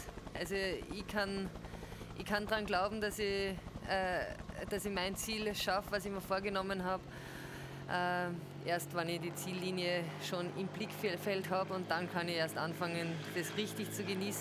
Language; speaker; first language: German; native; German